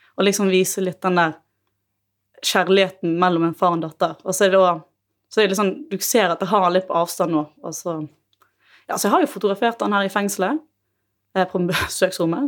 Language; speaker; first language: Norwegian; native; Norwegian